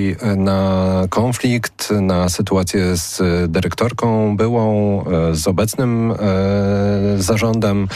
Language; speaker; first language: Polish; native; Polish